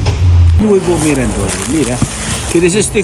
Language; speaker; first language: Spanish; non-native, learner; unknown